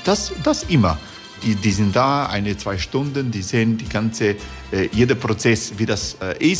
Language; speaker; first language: German; non-native, learner; Croatian